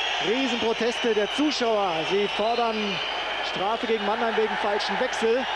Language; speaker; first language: German; native; German